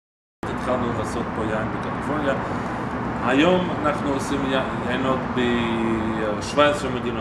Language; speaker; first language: Hebrew; non-native, fluent; English